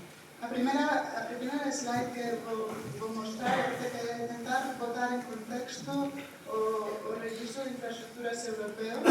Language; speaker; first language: Portuguese; non-native, fluent; Spanish